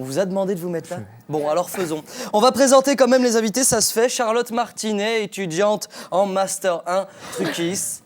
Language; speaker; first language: French; native; French